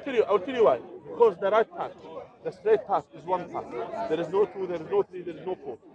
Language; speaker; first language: English; non-native, fluent; Arabic